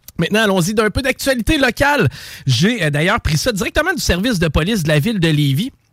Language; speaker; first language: French; native; French